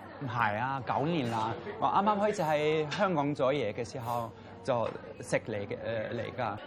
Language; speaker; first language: Cantonese; non-native, fluent; German